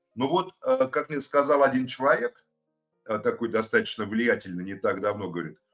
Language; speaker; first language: Russian; native; Russian